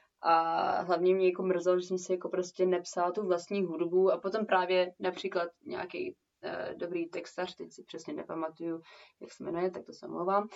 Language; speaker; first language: Czech; early bilingual, heritage; Czech